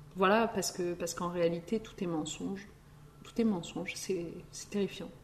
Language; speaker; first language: French; early bilingual, other home language; Riffian